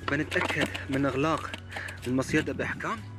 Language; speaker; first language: Arabic; native; Arabic